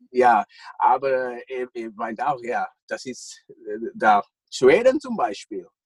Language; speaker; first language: German; non-native, fluent; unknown